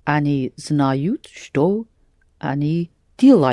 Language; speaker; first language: Russian; non-native, learner; English